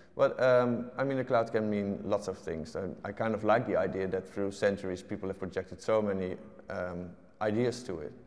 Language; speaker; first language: English; non-native, fluent; Dutch